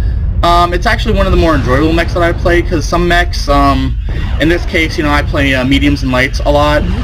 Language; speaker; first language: English; native; English